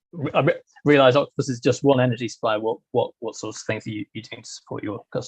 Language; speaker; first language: English; native; English